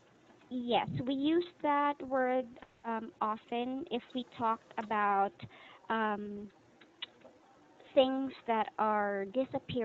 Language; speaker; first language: English; non-native, local second language; Filipino